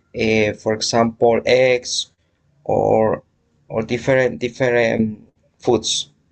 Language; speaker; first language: English; non-native, learner; Spanish